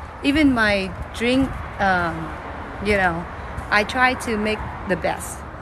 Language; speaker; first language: English; non-native, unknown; Vietnamese